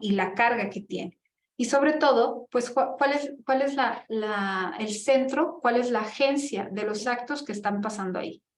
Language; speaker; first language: Spanish; native; Spanish